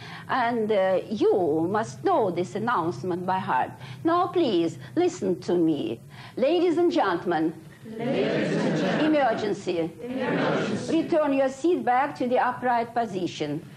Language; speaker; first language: English; non-native, fluent; Russian